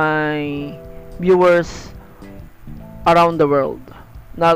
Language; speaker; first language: English; non-native, local second language; Filipino